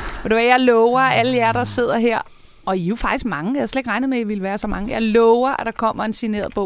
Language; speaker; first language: Danish; native; Danish